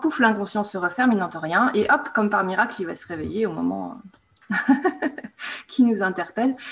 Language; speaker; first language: French; native; French